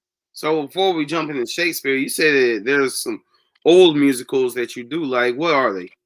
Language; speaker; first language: English; native; English